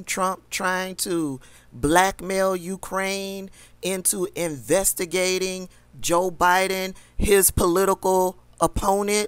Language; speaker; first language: English; native; English